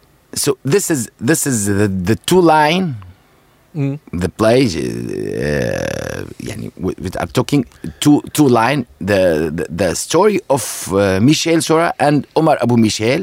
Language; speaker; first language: English; non-native, learner; Arabic